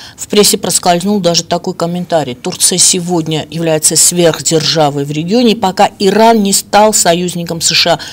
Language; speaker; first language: Russian; non-native, local second language; Armenian